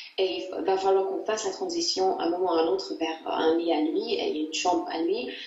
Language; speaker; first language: French; non-native, fluent; English